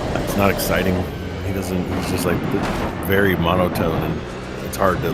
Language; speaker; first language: English; native; English